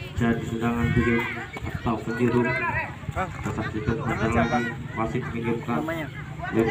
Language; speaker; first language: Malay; non-native, local second language; Javanese